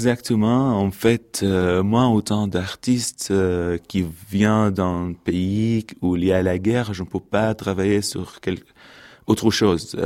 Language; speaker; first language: French; non-native, fluent; Arabic